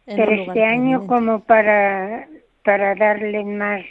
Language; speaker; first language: Spanish; native; Spanish